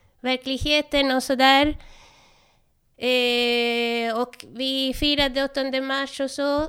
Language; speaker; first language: Swedish; non-native, fluent; Spanish